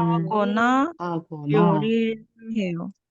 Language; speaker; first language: Korean; non-native, learner; Indonesian